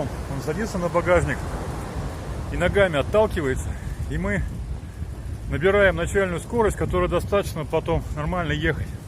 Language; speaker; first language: Russian; native; Russian